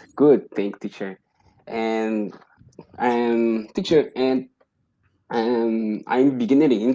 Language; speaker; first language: English; non-native, learner; Portuguese